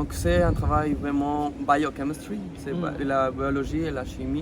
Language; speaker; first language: French; non-native, fluent; Spanish